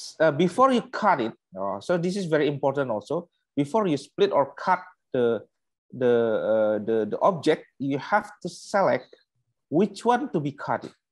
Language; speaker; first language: English; non-native, learner; Indonesian